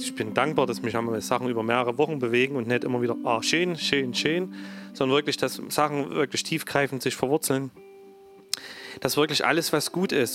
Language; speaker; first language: German; native; German